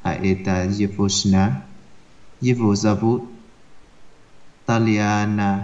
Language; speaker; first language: Russian; non-native, learner; Vietnamese